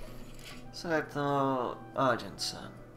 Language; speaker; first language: Japanese; non-native, learner; English